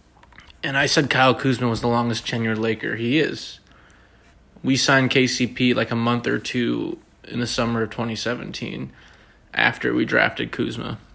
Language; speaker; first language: English; native; English